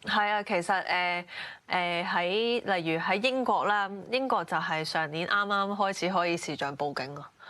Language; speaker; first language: Cantonese; non-native, local second language; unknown